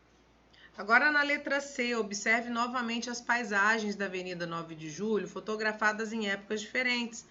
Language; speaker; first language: Portuguese; native; Portuguese